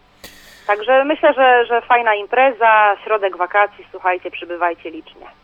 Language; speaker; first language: Polish; native; Polish